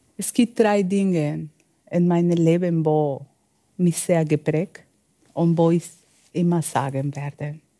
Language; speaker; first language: German; non-native, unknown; Spanish